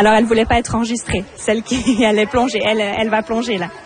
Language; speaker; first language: French; native; French